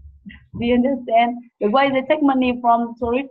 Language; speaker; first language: English; non-native, learner; Vietnamese